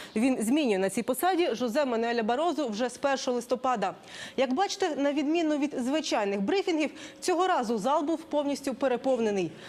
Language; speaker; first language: Ukrainian; native; Ukrainian